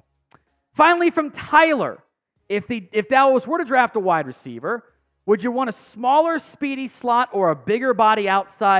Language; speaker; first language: English; native; English